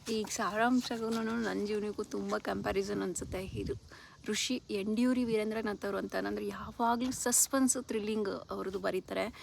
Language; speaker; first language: Kannada; native; Kannada